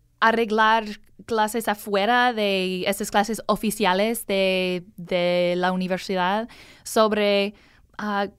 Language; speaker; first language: Spanish; non-native, learner; English